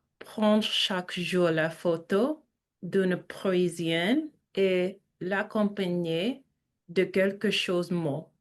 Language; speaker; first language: French; non-native, learner; English